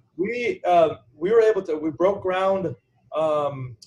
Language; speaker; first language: English; non-native, fluent; Portuguese